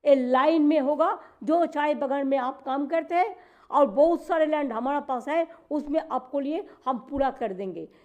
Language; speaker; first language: Hindi; non-native, local second language; Bangla